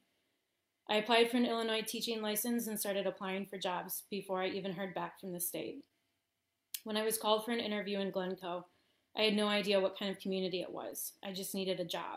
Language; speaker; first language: English; native; English